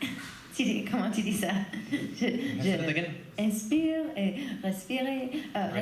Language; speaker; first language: French; non-native, learner; English